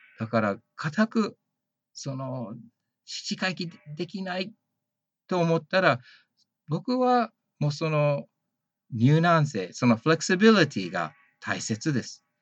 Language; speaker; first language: Japanese; early bilingual, heritage; Japanese